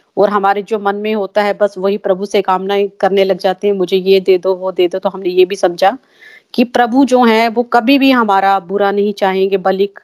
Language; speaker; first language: Hindi; native; Hindi